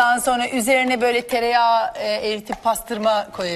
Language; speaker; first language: Turkish; native; Turkish